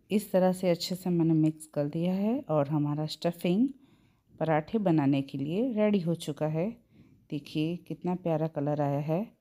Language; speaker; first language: Hindi; non-native, local second language; Gujarati